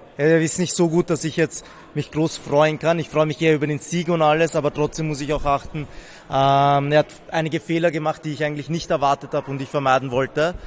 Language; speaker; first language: German; native; German